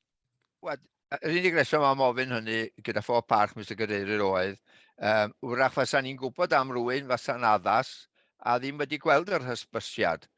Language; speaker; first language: Welsh; native; Welsh